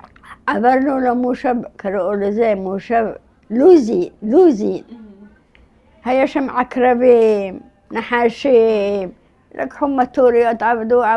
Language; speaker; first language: Hebrew; early bilingual, other home language; Arabic